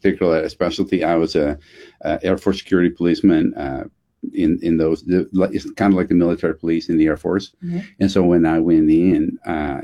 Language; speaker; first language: English; non-native, fluent; Dutch